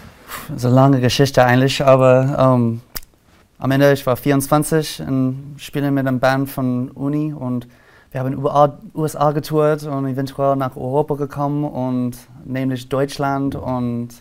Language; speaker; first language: German; non-native, learner; English